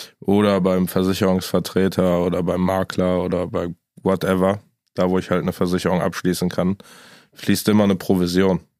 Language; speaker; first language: German; native; German